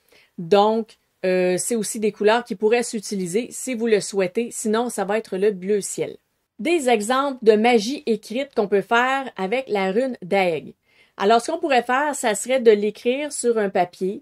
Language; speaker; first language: French; native; French